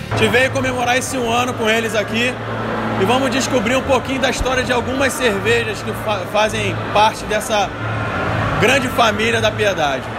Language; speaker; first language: Portuguese; native; Portuguese